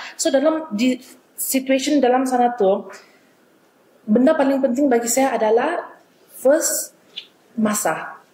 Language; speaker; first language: Malay; native; Malay